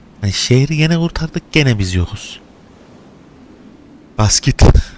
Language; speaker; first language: Turkish; native; Turkish